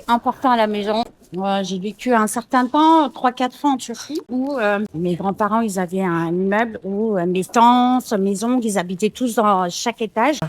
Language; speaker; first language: French; non-native, fluent; Turkish